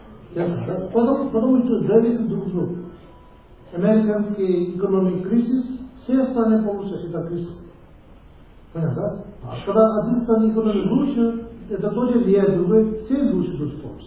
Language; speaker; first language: Russian; non-native, learner; Tibetan